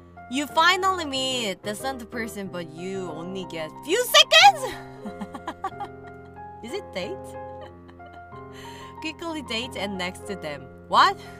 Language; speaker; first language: English; non-native, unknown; Korean